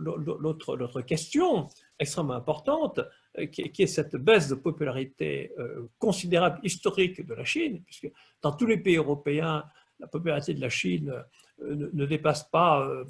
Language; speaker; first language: French; native; French